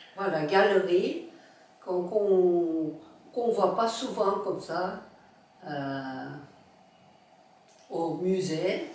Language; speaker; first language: French; non-native, fluent; Korean